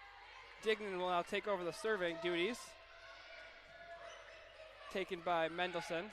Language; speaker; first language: English; native; English